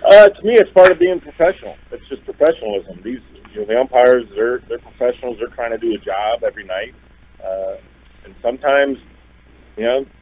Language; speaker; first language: English; native; English